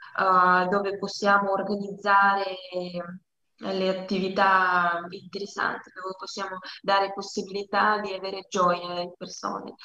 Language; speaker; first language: Italian; non-native, learner; Russian